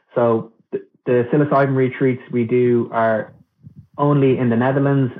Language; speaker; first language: English; non-native, local second language; Irish